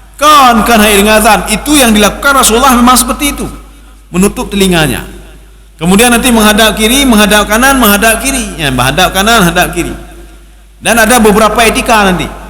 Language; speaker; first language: Malay; non-native, local second language; Achinese